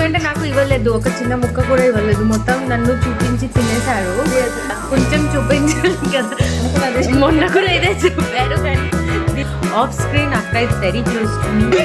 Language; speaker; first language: Telugu; non-native, fluent; Bangla